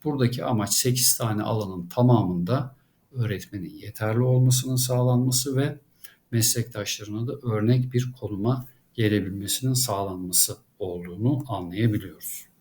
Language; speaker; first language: Turkish; native; Turkish